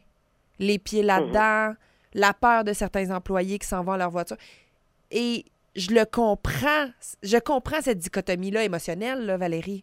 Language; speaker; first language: French; native; French